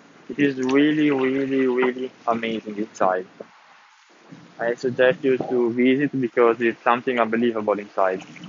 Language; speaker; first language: English; non-native, fluent; Italian